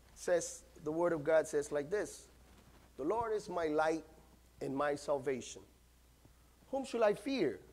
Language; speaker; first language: English; non-native, fluent; Spanish